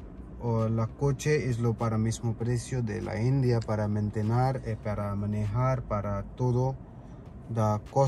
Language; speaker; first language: Spanish; non-native, learner; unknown